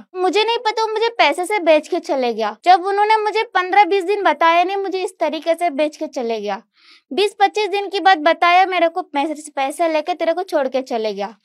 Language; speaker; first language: Hindi; non-native, local second language; Kannada